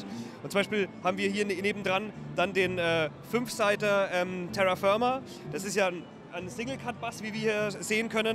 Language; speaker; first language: German; native; German